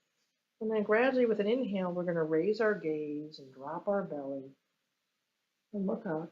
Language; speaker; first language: English; native; English